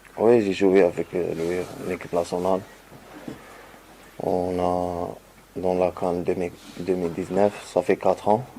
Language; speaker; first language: French; non-native, learner; Arabic